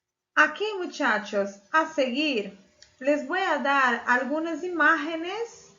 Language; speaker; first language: Spanish; non-native, fluent; Portuguese